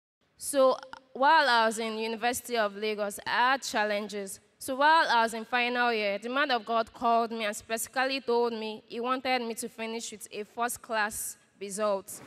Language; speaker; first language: English; non-native, local second language; Yoruba